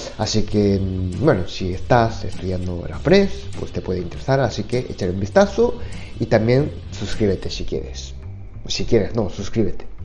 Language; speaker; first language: Spanish; non-native, fluent; Japanese